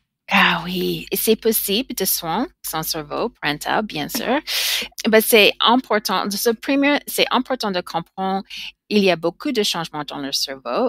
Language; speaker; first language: French; non-native, learner; English